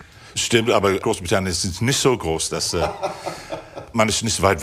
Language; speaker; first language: German; non-native, fluent; English